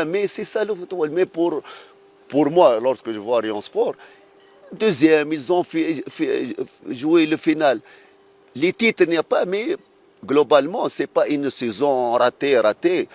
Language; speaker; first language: French; non-native, fluent; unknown